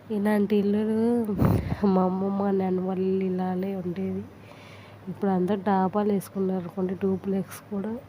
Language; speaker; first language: Telugu; non-native, local second language; Urdu